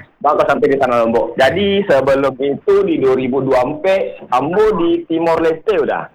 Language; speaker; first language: Indonesian; non-native, local second language; Minangkabau